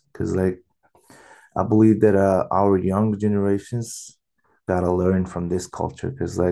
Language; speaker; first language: English; non-native, fluent; Mongolian